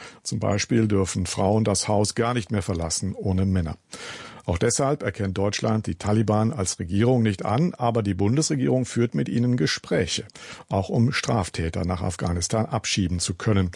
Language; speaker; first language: German; native; German